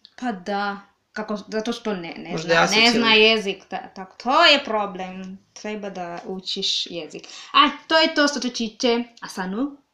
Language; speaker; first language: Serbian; non-native, learner; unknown